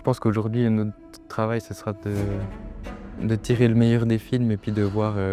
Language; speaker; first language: French; native; French